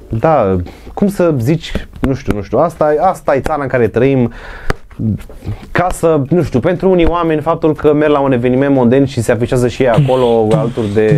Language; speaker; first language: Romanian; native; Romanian